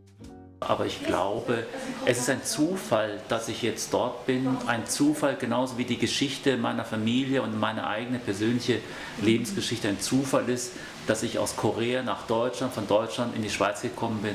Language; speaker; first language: German; early bilingual, other home language; Korean